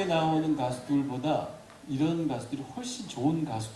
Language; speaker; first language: Korean; native; Korean